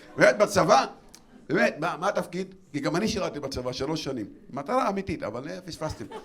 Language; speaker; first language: Hebrew; non-native, local second language; Arabic